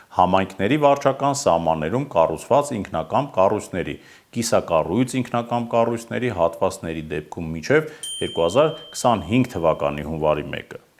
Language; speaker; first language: Armenian; native; Armenian